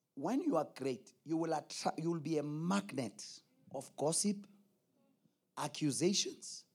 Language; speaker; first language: English; non-native, local second language; Zulu